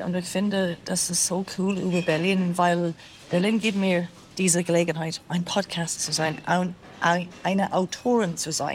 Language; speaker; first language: German; non-native, learner; English